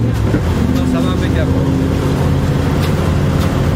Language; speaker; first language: French; native; French